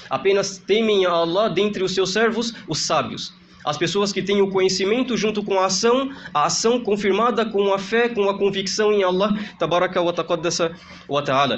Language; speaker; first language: Portuguese; native; Portuguese